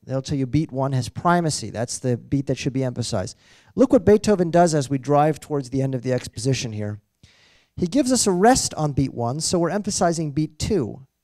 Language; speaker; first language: English; native; English